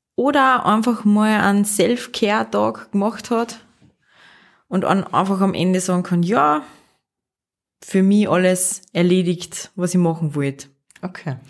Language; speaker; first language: German; native; German